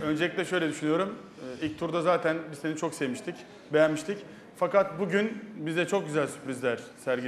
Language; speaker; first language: Turkish; native; Turkish